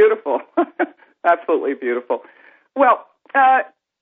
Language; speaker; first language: English; native; English